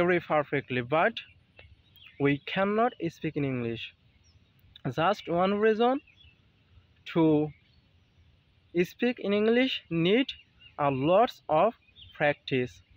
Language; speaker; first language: English; non-native, learner; Bangla